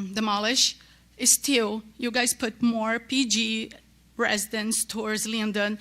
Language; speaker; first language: English; non-native, learner; Portuguese